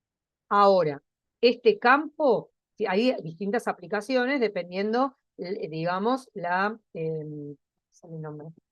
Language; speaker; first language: Spanish; native; Spanish